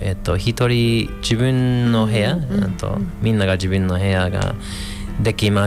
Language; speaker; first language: Japanese; non-native, fluent; English